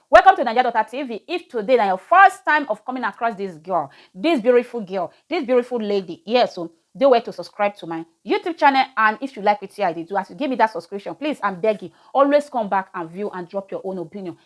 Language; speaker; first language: Nigerian Pidgin; native; Nigerian Pidgin